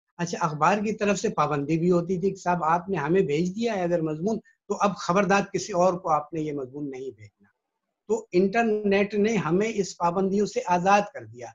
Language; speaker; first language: Urdu; native; Urdu